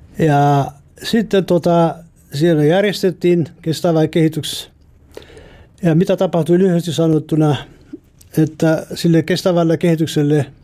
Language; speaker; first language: Finnish; non-native, fluent; Amharic